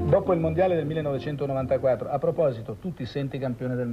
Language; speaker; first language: Italian; native; Italian